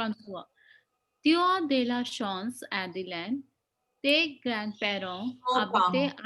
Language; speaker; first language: French; non-native, learner; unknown